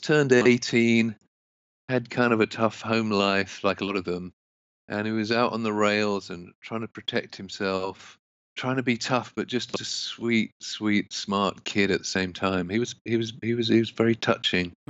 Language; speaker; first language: English; native; English